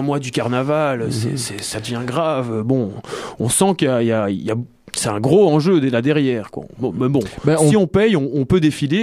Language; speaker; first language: French; native; French